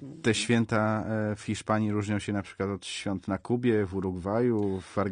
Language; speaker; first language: Polish; native; Polish